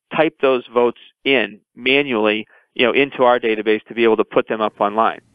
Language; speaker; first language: English; native; English